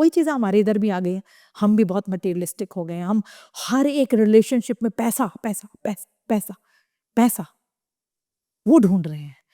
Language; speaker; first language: Hindi; native; Hindi